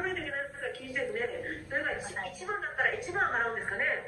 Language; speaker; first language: Japanese; non-native, fluent; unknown